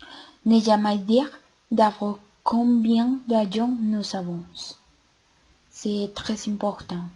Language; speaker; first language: French; non-native, learner; Spanish